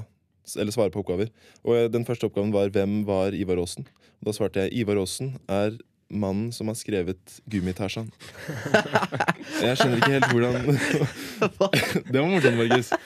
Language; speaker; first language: Norwegian; native; Norwegian